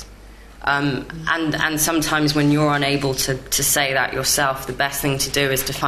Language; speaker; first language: English; native; English